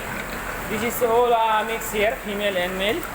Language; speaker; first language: English; non-native, learner; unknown